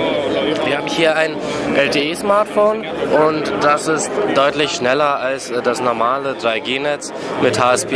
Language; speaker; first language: German; native; German